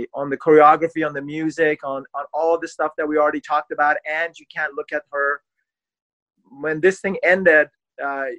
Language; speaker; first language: English; non-native, fluent; Persian